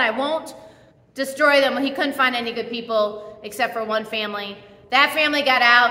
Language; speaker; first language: English; native; English